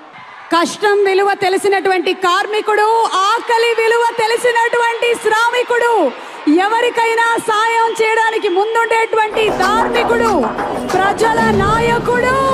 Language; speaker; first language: Telugu; native; Telugu